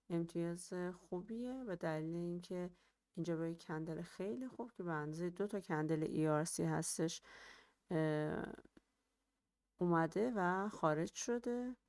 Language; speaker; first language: Persian; native; Persian